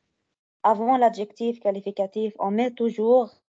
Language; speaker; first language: French; non-native, learner; Arabic